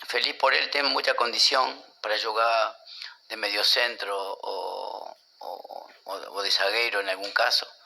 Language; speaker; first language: Portuguese; non-native, learner; Spanish